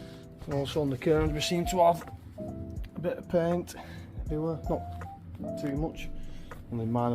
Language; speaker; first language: English; native; English